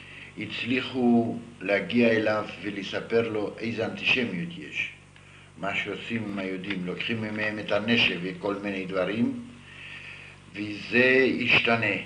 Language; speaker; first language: Hebrew; non-native, fluent; Yiddish